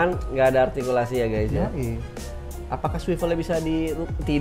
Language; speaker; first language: Indonesian; native; Indonesian